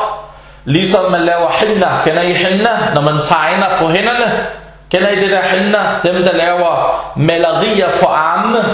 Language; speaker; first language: Danish; non-native, fluent; Arabic